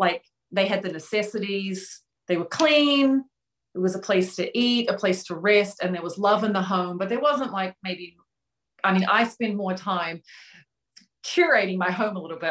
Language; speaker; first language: English; native; English